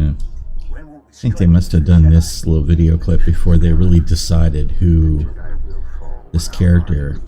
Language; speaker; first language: English; native; English